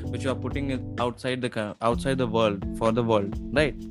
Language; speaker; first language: English; non-native, local second language; Hindi